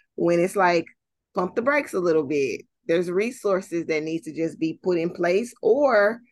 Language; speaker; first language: English; native; English